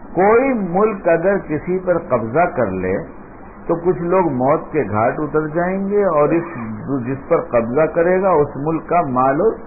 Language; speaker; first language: Urdu; native; Urdu